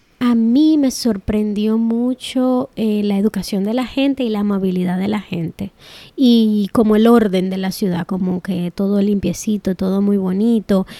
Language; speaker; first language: Spanish; native; Spanish